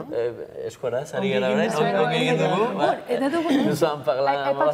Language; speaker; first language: French; non-native, learner; Basque